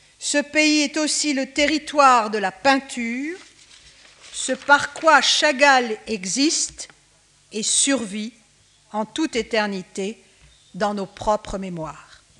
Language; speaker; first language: French; native; French